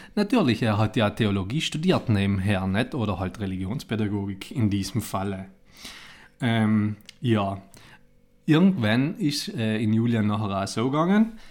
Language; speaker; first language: German; native; German